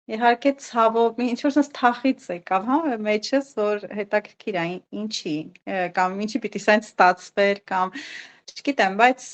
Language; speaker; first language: Armenian; native; Armenian